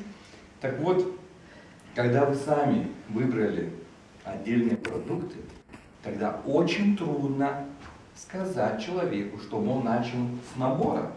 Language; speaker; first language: Russian; non-native, fluent; Lithuanian